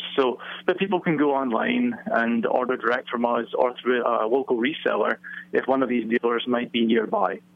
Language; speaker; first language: English; native; English